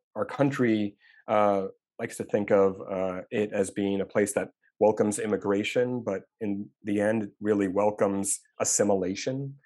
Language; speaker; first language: English; native; English